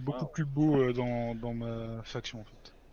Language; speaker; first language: French; native; French